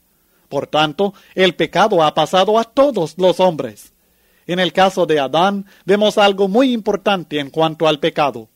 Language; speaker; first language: Spanish; native; Spanish